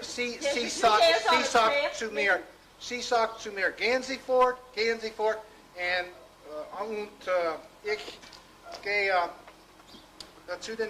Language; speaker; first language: German; non-native, learner; English